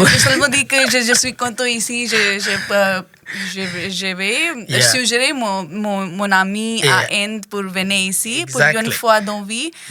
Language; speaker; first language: French; non-native, learner; Hindi